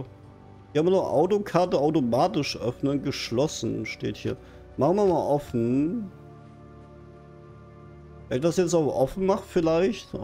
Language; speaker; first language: German; native; German